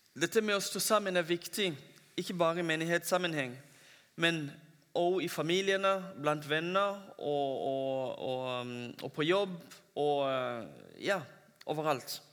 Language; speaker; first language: Norwegian; non-native, fluent; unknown